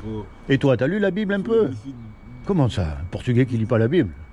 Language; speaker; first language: French; native; French